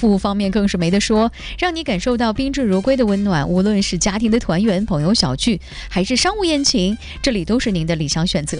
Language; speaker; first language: Chinese; native; Chinese